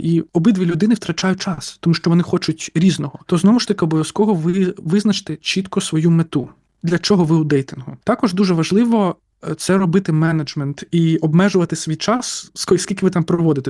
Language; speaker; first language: Ukrainian; native; Ukrainian